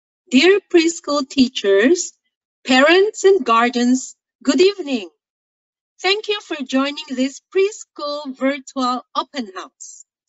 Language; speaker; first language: English; non-native, local second language; Min Nan Chinese